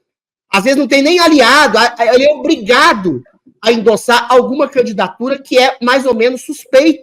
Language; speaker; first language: Portuguese; native; Portuguese